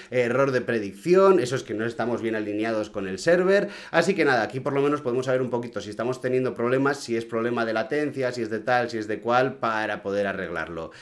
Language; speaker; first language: Spanish; native; Spanish